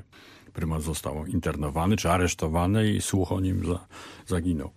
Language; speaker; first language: Polish; native; Polish